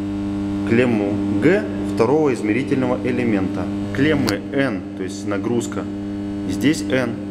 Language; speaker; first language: Russian; native; Russian